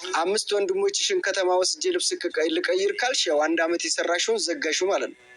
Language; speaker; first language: Amharic; native; Amharic